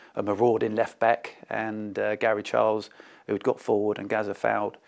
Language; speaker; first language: English; native; English